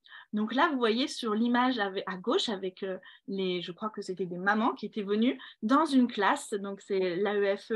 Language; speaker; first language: French; native; French